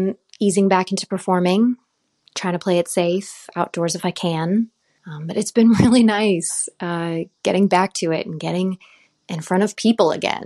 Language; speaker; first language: English; native; English